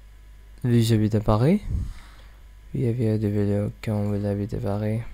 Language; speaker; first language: French; non-native, learner; English